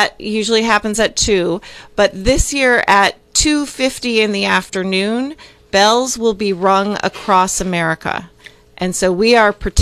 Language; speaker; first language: English; native; English